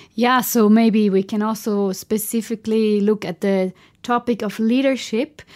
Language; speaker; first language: English; non-native, fluent; German